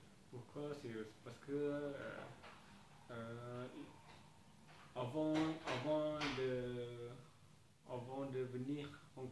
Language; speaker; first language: French; non-native, learner; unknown